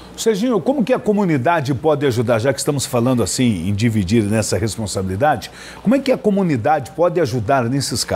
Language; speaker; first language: Portuguese; native; Portuguese